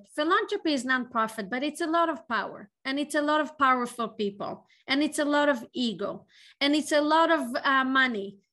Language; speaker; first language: English; non-native, fluent; Hebrew